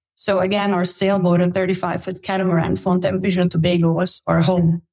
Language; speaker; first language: English; non-native, fluent; Dutch